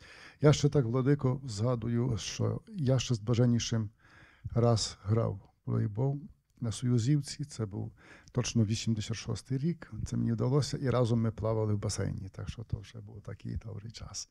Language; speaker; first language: Ukrainian; native; Ukrainian